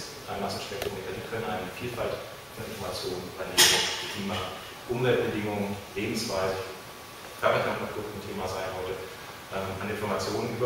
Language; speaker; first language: German; native; German